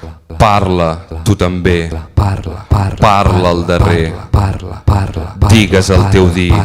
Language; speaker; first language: Catalan; native; Catalan